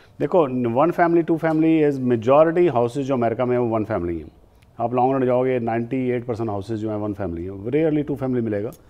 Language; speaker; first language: Hindi; native; Hindi